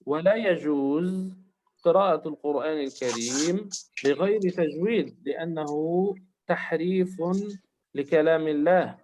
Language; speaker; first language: Arabic; native; Arabic